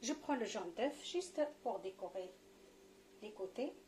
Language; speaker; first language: French; non-native, local second language; Arabic